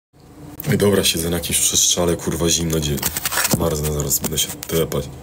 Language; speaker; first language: Polish; native; Polish